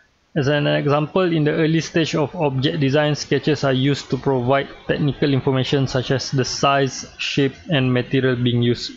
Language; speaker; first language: English; non-native, local second language; Malay